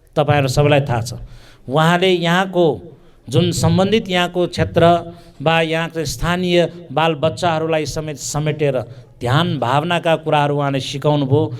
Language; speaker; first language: Nepali; non-native, local second language; Newari